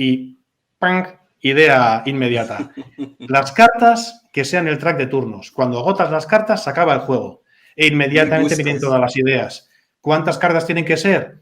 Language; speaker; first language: Spanish; native; Spanish